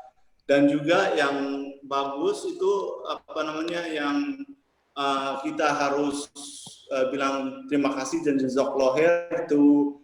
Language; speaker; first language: Indonesian; early bilingual, heritage; English